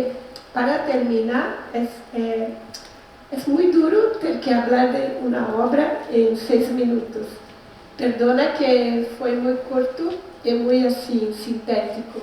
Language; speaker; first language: Spanish; non-native, learner; Portuguese